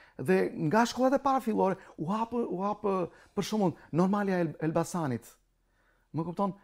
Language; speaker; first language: Albanian; non-native, local second language; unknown